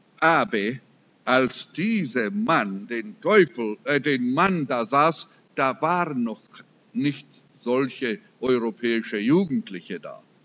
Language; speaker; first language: German; early bilingual, heritage; German